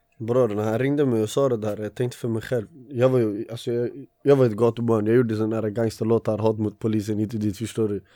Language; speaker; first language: Swedish; early bilingual, other home language; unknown